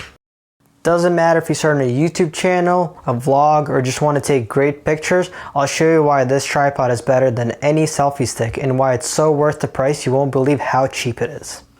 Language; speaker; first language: English; native; English